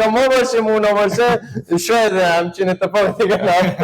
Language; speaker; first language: Persian; native; Persian